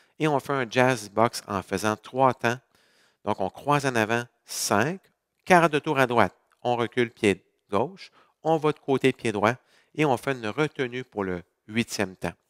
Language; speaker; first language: French; native; French